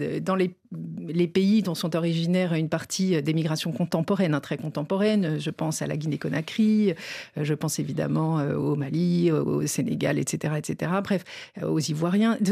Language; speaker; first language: French; native; French